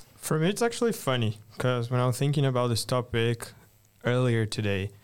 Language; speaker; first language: English; non-native, fluent; Portuguese